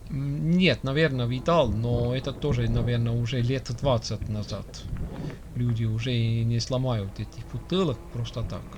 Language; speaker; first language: Russian; non-native, local second language; Estonian